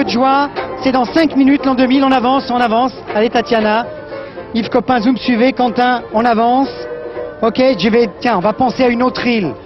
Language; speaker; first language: French; native; French